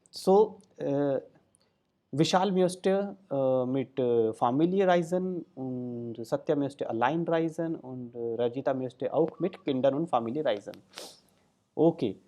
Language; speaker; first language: German; non-native, fluent; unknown